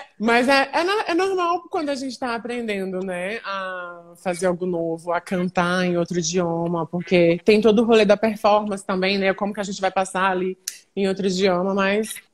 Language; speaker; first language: Portuguese; native; Portuguese